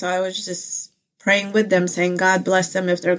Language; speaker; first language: English; early bilingual, other home language; Pangasinan